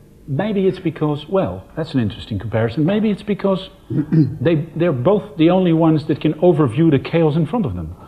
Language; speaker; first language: English; non-native, fluent; Dutch